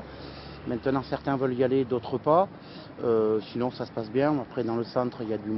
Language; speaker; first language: French; native; French